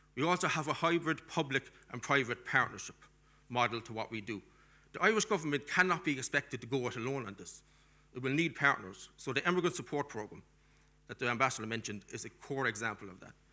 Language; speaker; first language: English; native; English